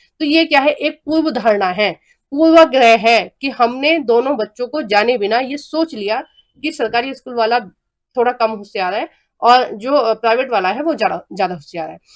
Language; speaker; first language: Hindi; native; Hindi